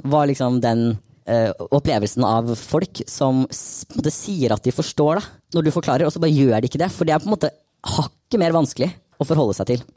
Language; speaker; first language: Norwegian; native; Norwegian